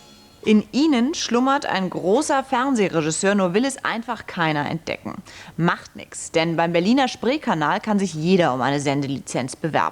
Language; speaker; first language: German; native; German